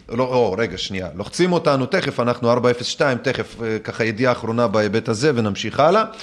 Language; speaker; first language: Hebrew; early bilingual, other home language; Russian